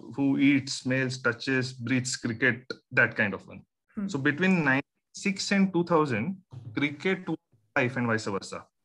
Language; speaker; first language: English; non-native, local second language; Marathi